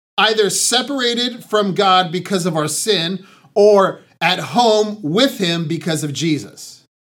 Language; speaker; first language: English; native; English